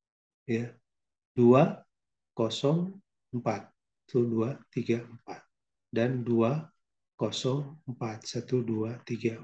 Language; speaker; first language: Indonesian; native; Indonesian